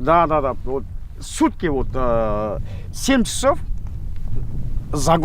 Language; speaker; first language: Russian; non-native, local second language; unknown